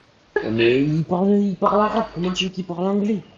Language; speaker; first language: French; native; French